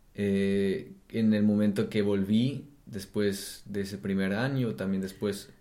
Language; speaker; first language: Spanish; non-native, fluent; German